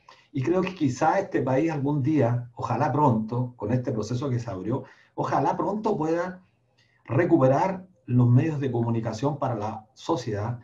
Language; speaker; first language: Spanish; native; Spanish